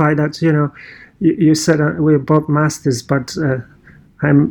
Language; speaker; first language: English; non-native, fluent; Polish